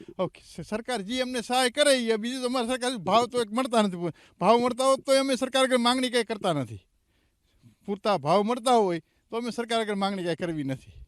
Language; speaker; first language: Gujarati; native; Gujarati